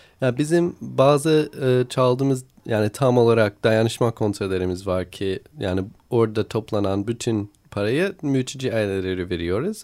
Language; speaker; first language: Turkish; non-native, learner; English